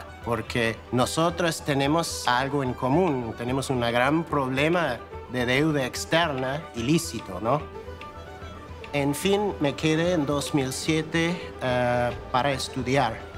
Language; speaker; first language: Spanish; non-native, fluent; English